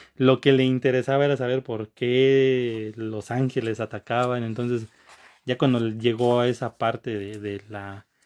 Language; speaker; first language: Spanish; native; Spanish